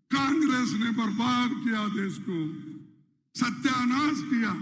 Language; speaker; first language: Hindi; non-native, local second language; Kannada